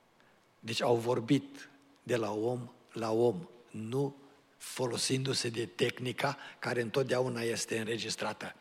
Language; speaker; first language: Romanian; native; Romanian